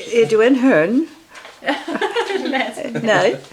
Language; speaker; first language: Swedish; non-native, learner; English